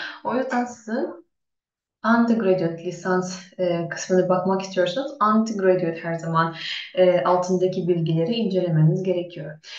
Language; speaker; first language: Turkish; non-native, fluent; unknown